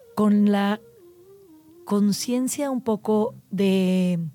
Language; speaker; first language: Spanish; native; Spanish